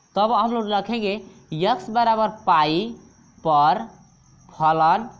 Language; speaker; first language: Hindi; native; Hindi